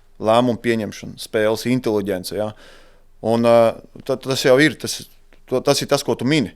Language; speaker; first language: Latvian; native; Latvian